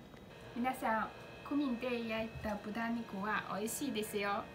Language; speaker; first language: Japanese; non-native, learner; Mongolian